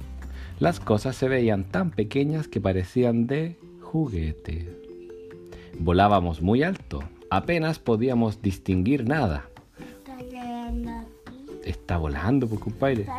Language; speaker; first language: Spanish; native; Spanish